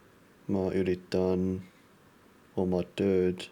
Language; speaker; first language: Estonian; non-native, learner; English